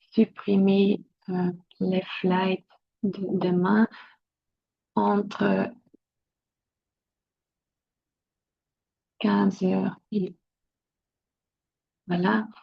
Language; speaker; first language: French; non-native, local second language; Dutch